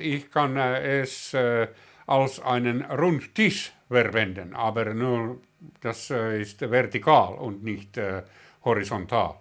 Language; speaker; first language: German; non-native, learner; Finnish